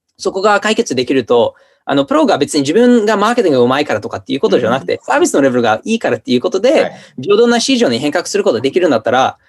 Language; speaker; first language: Japanese; non-native, fluent; English